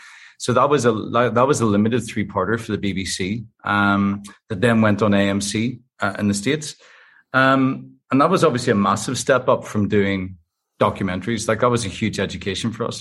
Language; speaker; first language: English; native; English